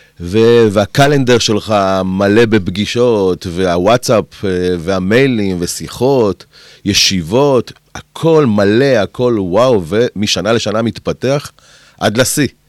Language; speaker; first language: Hebrew; early bilingual, other home language; Spanish